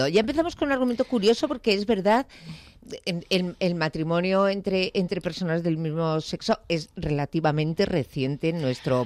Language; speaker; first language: Spanish; native; Spanish